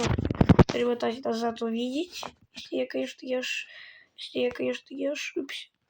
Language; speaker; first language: Russian; native; Russian